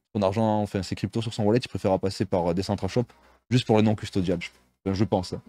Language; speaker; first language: French; native; French